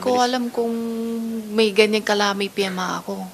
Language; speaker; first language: Filipino; non-native, learner; Chinese